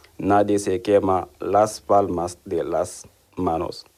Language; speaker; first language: Spanish; non-native, learner; Wolof